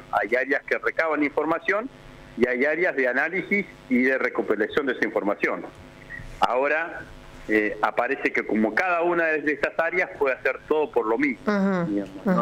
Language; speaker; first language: Spanish; native; Spanish